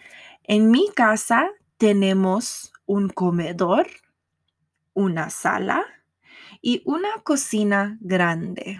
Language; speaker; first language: Spanish; non-native, fluent; English